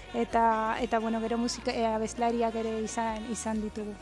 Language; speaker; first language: Basque; native; Basque